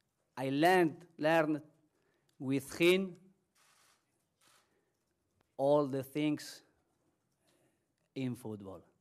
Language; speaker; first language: English; non-native, learner; Spanish